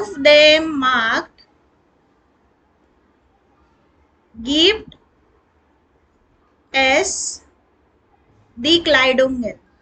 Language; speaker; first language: German; non-native, learner; Hindi